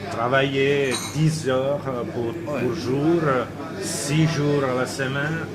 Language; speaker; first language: French; non-native, fluent; Italian